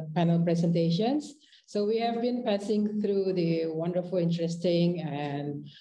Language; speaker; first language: English; non-native, fluent; Indonesian